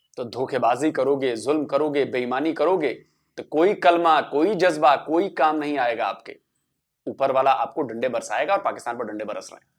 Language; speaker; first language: Hindi; native; Hindi